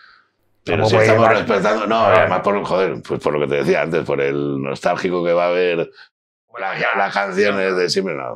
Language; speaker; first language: Spanish; native; Spanish